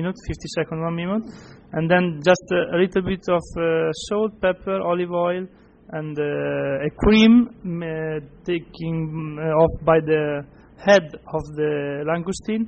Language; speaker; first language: English; non-native, fluent; Italian